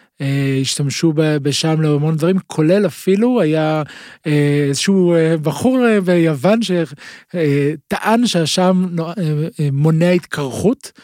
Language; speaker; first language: Hebrew; native; Hebrew